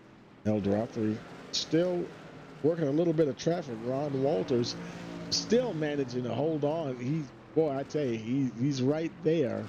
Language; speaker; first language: English; native; English